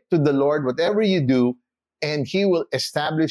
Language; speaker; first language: English; non-native, local second language; Filipino